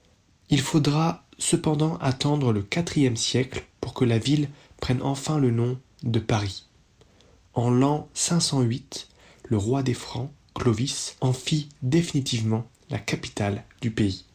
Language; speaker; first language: French; native; French